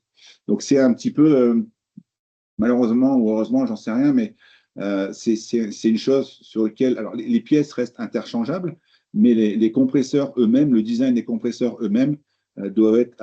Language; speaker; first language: French; native; French